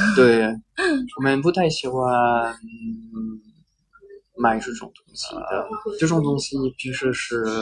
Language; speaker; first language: Chinese; non-native, learner; French